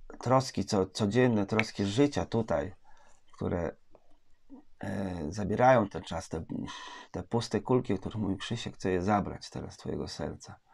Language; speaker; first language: Polish; native; Polish